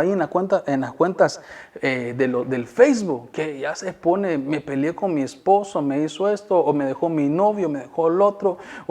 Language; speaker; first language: Spanish; native; Spanish